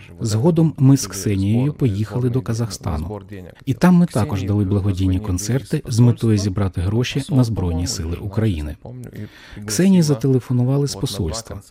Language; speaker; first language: Ukrainian; non-native, fluent; Lithuanian